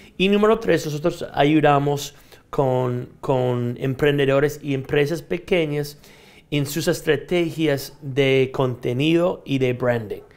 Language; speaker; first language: Spanish; non-native, fluent; English